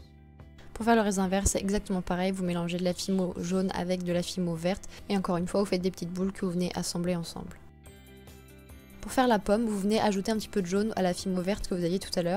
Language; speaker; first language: French; native; French